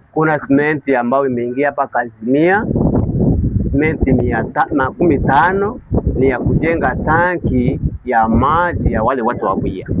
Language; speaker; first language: Swahili; native; Swahili